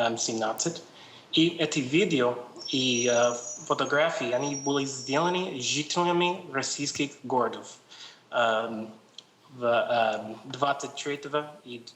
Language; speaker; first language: Russian; non-native, learner; English